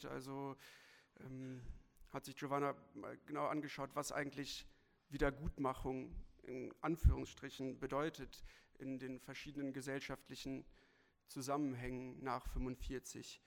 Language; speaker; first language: German; native; German